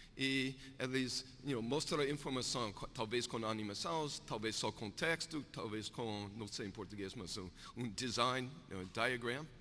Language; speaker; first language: Portuguese; non-native, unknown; English